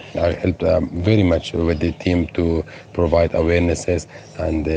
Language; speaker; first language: English; non-native, fluent; Persian